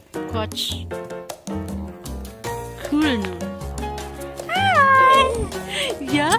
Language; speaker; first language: German; non-native, learner; Cebuano